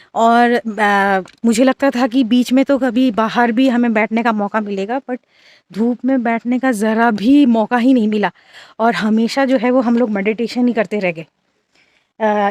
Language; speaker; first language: Hindi; native; Hindi